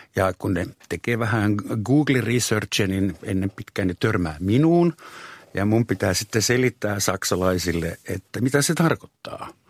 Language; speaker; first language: Finnish; non-native, fluent; German